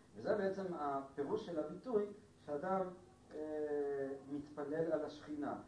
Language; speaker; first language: Hebrew; non-native, fluent; Spanish